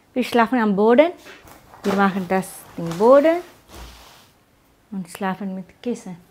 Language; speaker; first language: German; non-native, learner; Tamil